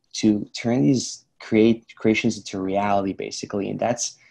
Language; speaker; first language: English; early bilingual, other home language; Arabic